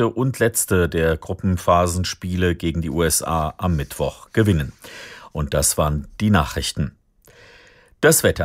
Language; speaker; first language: German; native; German